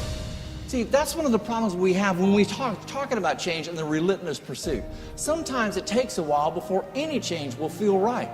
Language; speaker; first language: English; native; English